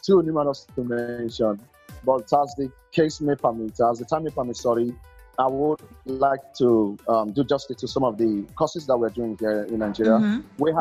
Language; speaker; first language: English; non-native, local second language; Igbo